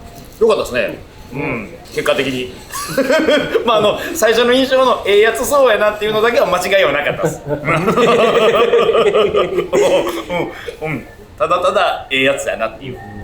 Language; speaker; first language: Japanese; native; Japanese